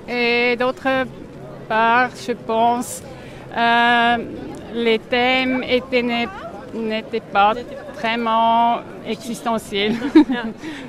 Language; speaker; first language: French; non-native, local second language; German